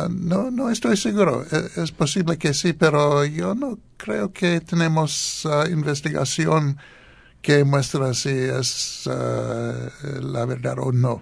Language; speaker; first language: Spanish; non-native, learner; English